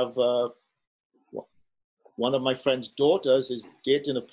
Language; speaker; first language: English; native; English